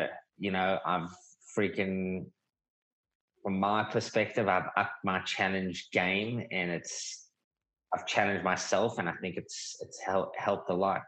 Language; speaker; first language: English; native; English